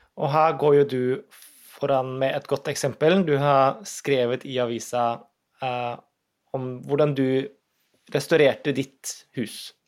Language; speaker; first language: Norwegian; non-native, fluent; German